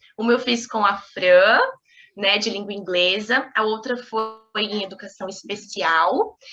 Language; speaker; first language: Portuguese; native; Portuguese